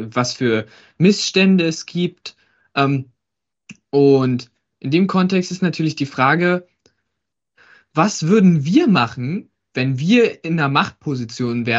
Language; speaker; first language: German; native; German